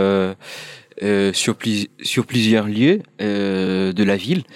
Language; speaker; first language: French; non-native, local second language; Haitian Creole